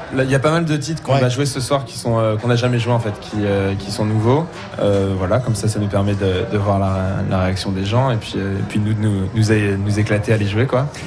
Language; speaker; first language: French; native; French